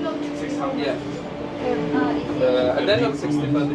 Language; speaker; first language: English; non-native, learner; Arabic